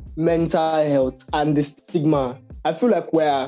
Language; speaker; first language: English; non-native, local second language; Yoruba